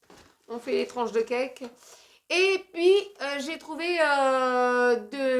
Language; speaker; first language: French; native; French